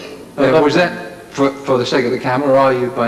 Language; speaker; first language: English; native; English